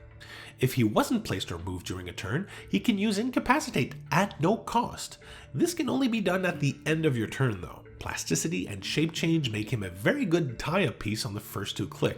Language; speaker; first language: English; native; English